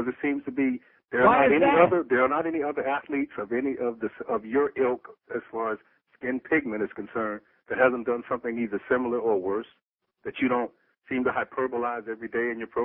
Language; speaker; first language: English; native; English